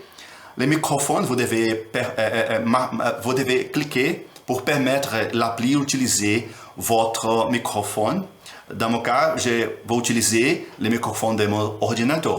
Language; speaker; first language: French; non-native, learner; Portuguese